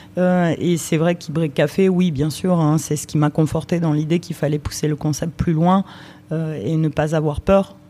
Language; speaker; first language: French; early bilingual, other home language; Romanian